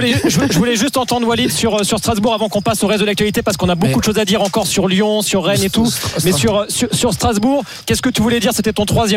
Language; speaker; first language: French; native; French